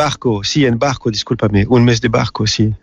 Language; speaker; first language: Spanish; non-native, learner; French